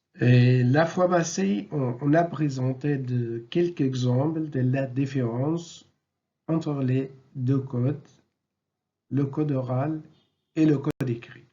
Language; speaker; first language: French; non-native, local second language; Arabic